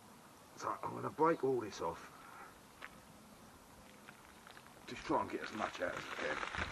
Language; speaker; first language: English; native; English